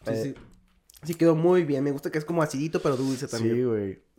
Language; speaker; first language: Spanish; native; Spanish